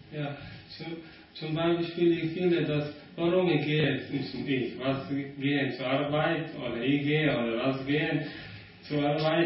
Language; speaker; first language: German; non-native, learner; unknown